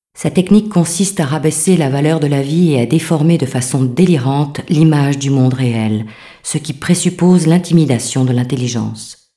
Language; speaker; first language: French; native; French